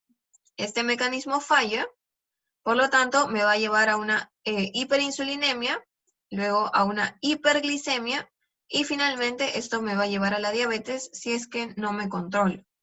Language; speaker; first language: Spanish; native; Spanish